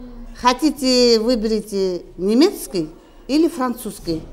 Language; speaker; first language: Russian; non-native, local second language; Kyrgyz